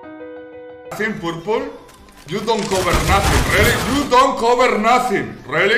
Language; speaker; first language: English; non-native, learner; Spanish